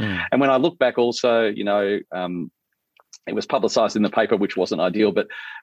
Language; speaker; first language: English; native; English